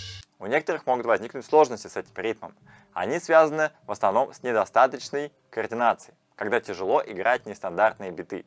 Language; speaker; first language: Russian; native; Russian